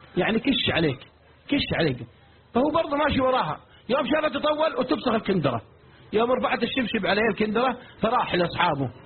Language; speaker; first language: Arabic; native; Arabic